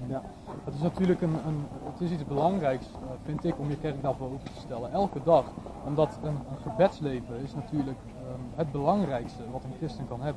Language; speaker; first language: Dutch; native; Dutch